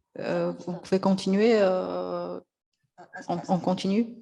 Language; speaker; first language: French; non-native, fluent; Russian